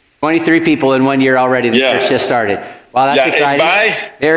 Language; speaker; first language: English; native; English